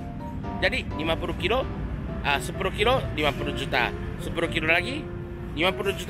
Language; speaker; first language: Indonesian; non-native, learner; Japanese